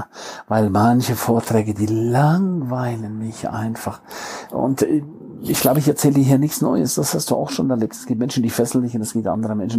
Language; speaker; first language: German; native; German